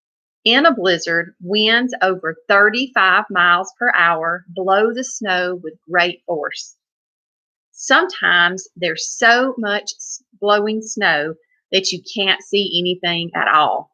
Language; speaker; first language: English; native; English